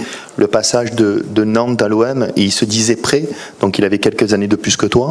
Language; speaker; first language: French; native; French